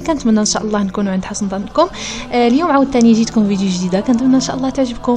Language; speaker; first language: Arabic; native; Arabic